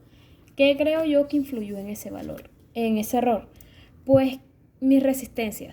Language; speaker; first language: Spanish; native; Spanish